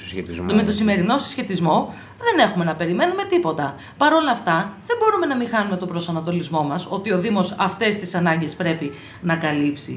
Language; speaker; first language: Greek; native; Greek